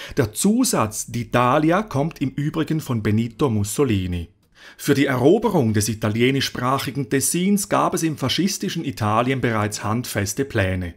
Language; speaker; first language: German; native; German